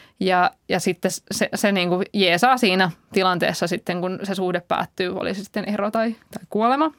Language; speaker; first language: Finnish; native; Finnish